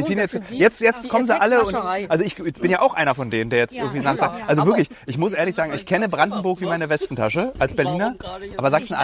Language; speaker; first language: German; native; German